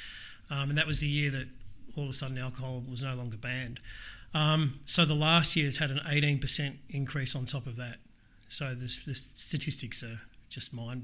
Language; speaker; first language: English; native; English